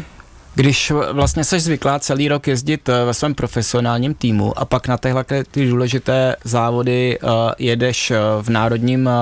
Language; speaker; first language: Czech; native; Czech